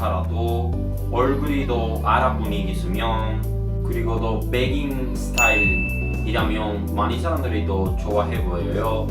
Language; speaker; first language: Korean; non-native, learner; Spanish